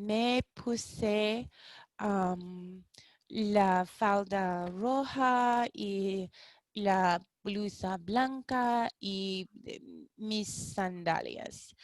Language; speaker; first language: Spanish; non-native, learner; English